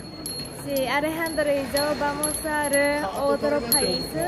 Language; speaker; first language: Spanish; non-native, learner; Japanese